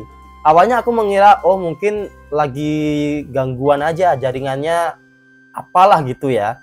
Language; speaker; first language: Indonesian; native; Indonesian